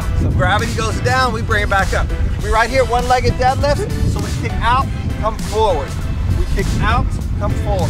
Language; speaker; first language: English; non-native, fluent; Portuguese